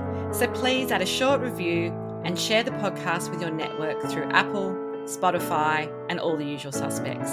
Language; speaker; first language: English; native; English